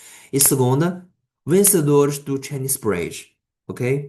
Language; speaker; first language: Portuguese; non-native, fluent; Chinese